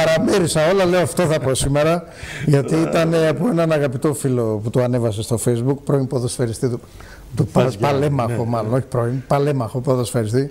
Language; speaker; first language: Greek; native; Greek